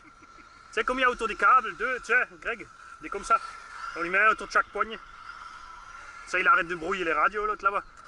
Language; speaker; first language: French; native; French